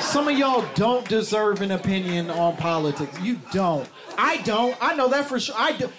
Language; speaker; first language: English; native; English